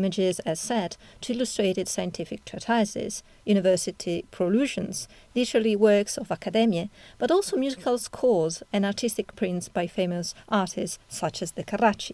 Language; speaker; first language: English; non-native, fluent; Italian